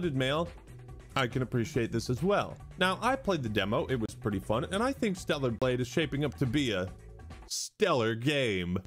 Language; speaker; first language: English; native; English